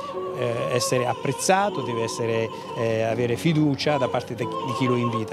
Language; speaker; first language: Italian; native; Italian